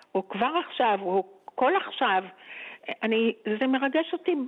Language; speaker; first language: Hebrew; native; Hebrew